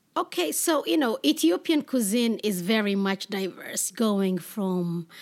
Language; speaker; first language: English; non-native, fluent; Amharic